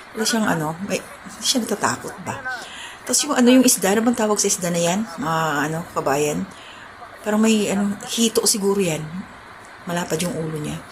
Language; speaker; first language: Filipino; non-native, local second language; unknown